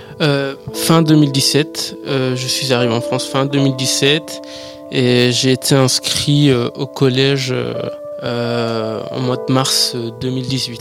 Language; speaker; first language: French; early bilingual, other home language; Persian